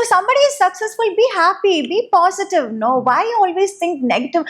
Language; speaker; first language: English; non-native, local second language; Tamil